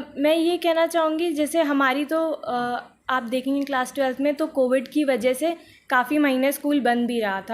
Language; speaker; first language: Hindi; native; Hindi